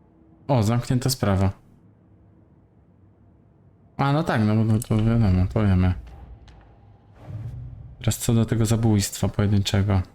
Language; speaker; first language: Polish; native; Polish